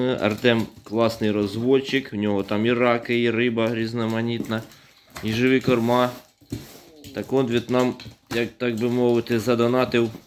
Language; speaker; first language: Ukrainian; native; Ukrainian